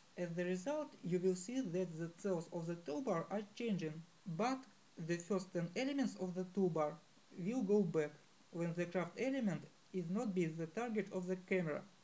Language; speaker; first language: English; non-native, fluent; Russian